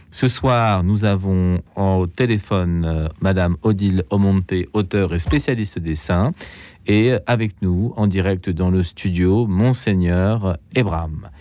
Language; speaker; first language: French; native; French